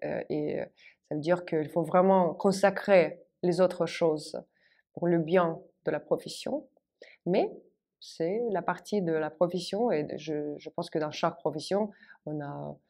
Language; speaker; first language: French; non-native, fluent; Russian